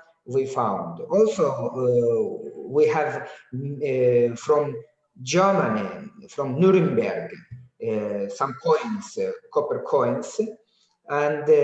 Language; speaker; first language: English; non-native, learner; Azerbaijani